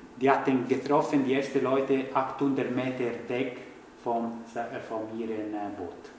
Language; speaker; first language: German; non-native, fluent; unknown